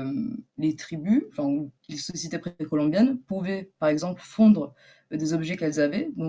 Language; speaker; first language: French; native; French